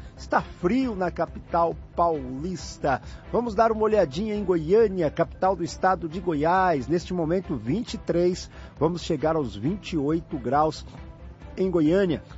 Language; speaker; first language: Portuguese; native; Portuguese